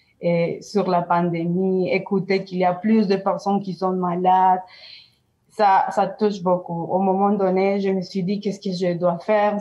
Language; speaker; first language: French; non-native, learner; Spanish